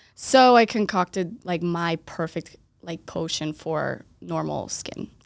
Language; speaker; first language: English; early bilingual, other home language; Italian